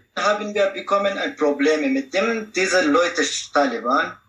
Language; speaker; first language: German; non-native, learner; Pashto